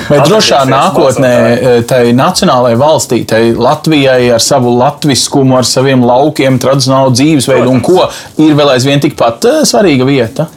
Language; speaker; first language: Latvian; native; Latvian